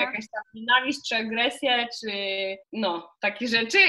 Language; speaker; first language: Polish; non-native, fluent; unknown